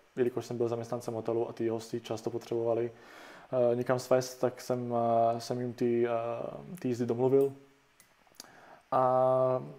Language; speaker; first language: Czech; non-native, fluent; Italian